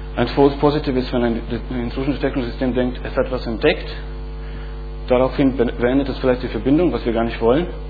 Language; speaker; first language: German; non-native, fluent; Bosnian